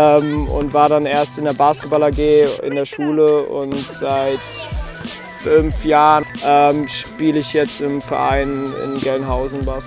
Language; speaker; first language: German; early bilingual, other home language; Turkish